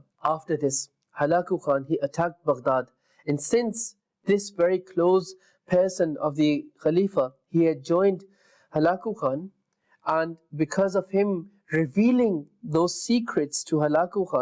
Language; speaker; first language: English; non-native, local second language; Urdu